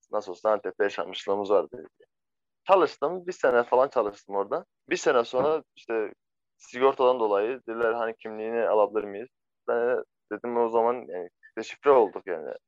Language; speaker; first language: Turkish; non-native, fluent; Arabic